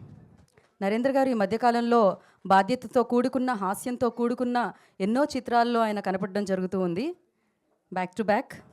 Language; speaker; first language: Telugu; native; Telugu